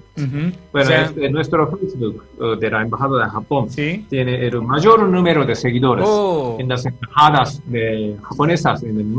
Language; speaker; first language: Spanish; non-native, fluent; Japanese